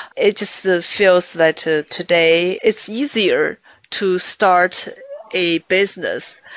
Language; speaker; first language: English; non-native, fluent; Chinese